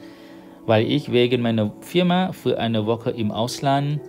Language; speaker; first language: German; non-native, fluent; Thai